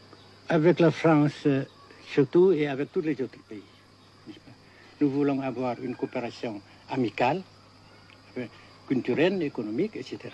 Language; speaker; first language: French; non-native, fluent; Vietnamese